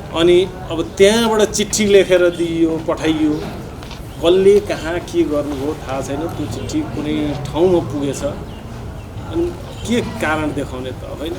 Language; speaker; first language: Nepali; non-native, local second language; Maithili